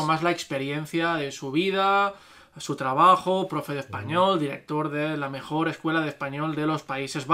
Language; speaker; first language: Spanish; native; Spanish